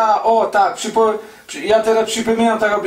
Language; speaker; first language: Polish; non-native, learner; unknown